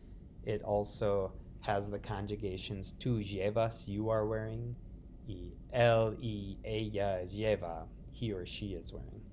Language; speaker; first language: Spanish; non-native, fluent; English